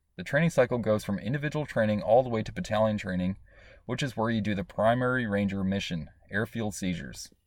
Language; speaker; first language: English; native; English